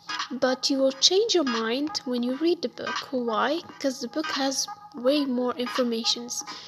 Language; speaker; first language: English; non-native, fluent; Arabic